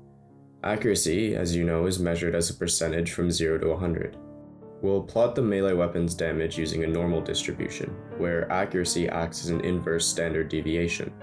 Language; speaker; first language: English; native; English